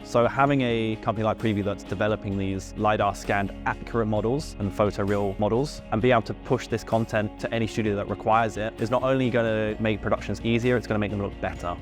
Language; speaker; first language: English; native; English